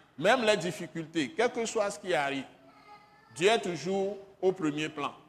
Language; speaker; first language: French; non-native, local second language; Ewe